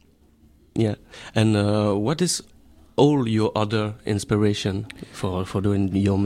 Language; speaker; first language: English; non-native, learner; French